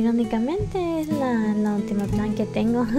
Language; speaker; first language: Spanish; early bilingual, heritage; English